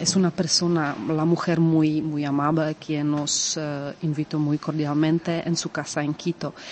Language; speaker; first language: Spanish; non-native, fluent; Czech